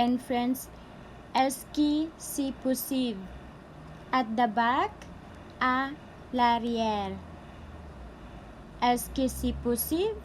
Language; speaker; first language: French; non-native, learner; Cebuano